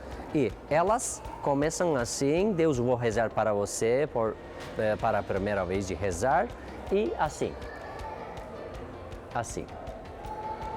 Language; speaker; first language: Portuguese; non-native, learner; Turkish